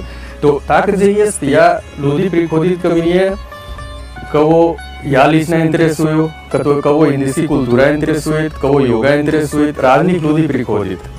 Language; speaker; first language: Russian; non-native, learner; Hindi